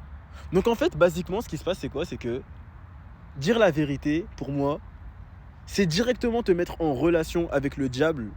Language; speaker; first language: French; native; French